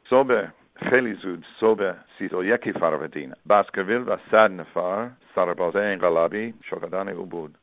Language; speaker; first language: Persian; non-native, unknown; English